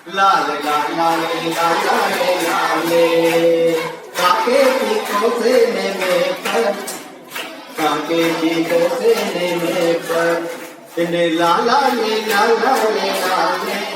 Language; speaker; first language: Hindi; non-native, local second language; Malayalam